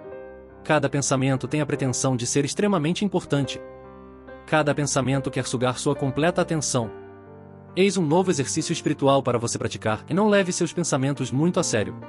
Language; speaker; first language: Portuguese; native; Portuguese